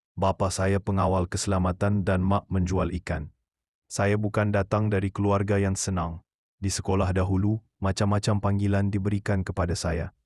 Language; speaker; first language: Malay; native; Malay